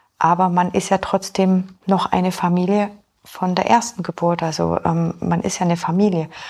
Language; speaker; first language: German; early bilingual, other home language; Polish